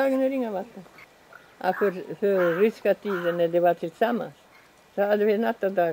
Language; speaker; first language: Swedish; early bilingual, heritage; Swedish